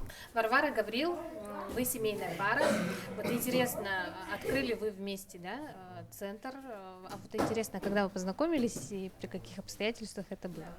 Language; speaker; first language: Russian; native; Russian